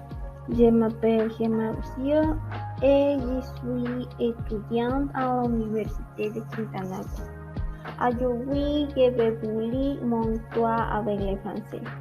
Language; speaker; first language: French; non-native, learner; Spanish